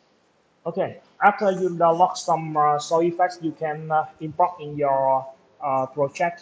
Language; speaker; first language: English; non-native, local second language; Vietnamese